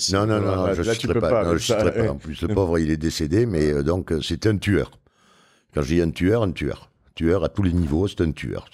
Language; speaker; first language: French; native; French